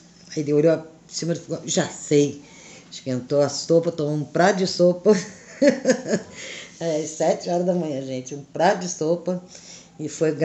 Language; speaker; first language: Portuguese; native; Portuguese